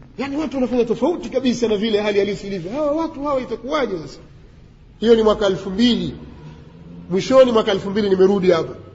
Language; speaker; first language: Swahili; native; Swahili